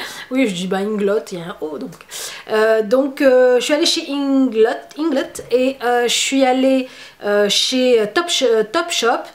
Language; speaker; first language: French; native; French